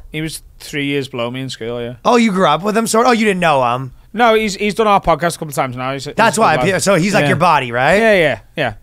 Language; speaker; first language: English; native; English